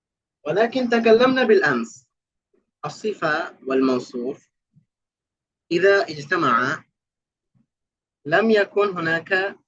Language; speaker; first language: Arabic; non-native, fluent; Bangla